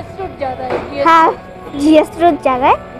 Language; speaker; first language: Hindi; non-native, local second language; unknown